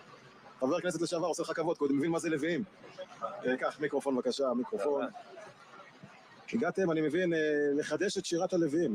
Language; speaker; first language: Hebrew; native; Hebrew